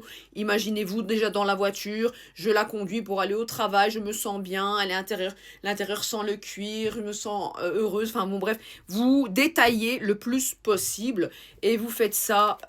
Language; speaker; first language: French; native; French